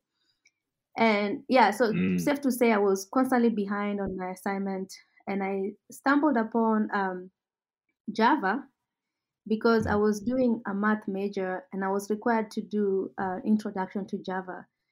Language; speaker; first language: English; non-native, local second language; Kalenjin